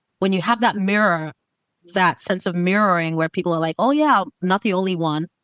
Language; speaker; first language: English; native; English